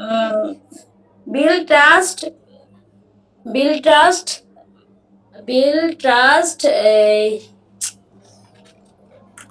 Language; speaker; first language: English; non-native, learner; Bangla